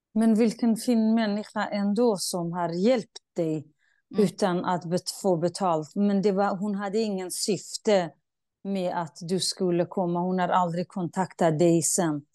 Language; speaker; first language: Swedish; non-native, fluent; Kurdish